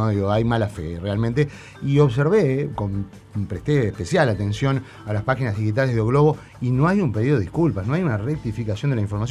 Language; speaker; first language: Spanish; native; Spanish